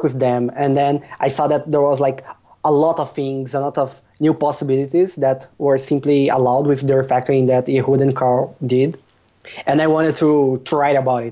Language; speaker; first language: English; non-native, fluent; Portuguese